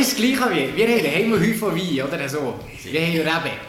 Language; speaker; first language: German; native; German